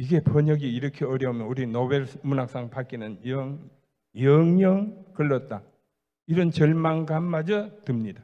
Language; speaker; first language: Korean; native; Korean